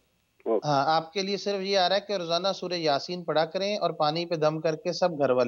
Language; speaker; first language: Urdu; native; Urdu